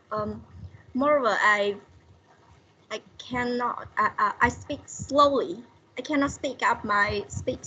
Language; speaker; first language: English; non-native, learner; Vietnamese